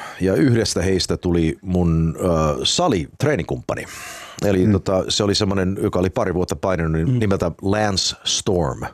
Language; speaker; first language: Finnish; early bilingual, heritage; Finnish